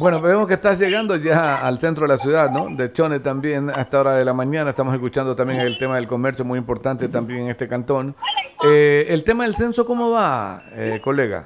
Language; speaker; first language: Spanish; native; Spanish